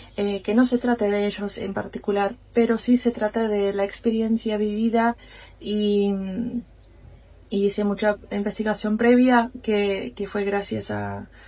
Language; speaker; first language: Spanish; non-native, fluent; English